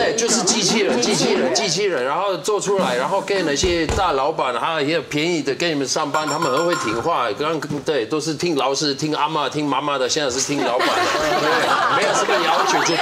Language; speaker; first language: Chinese; non-native, fluent; German